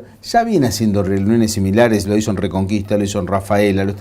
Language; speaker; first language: Spanish; native; Spanish